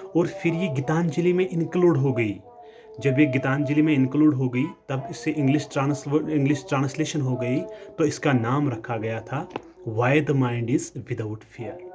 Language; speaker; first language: Hindi; non-native, local second language; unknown